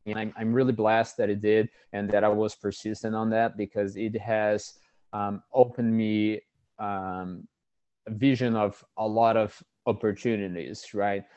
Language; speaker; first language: English; non-native, fluent; Portuguese